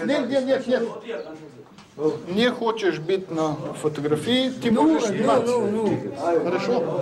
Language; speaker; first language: Russian; non-native, learner; French